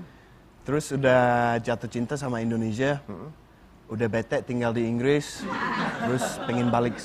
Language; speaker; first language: Indonesian; non-native, fluent; English